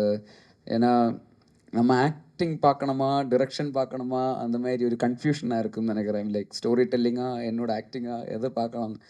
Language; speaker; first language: Tamil; non-native, learner; Malayalam